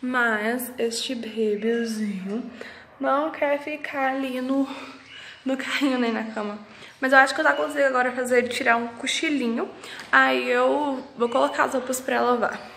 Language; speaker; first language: Portuguese; native; Portuguese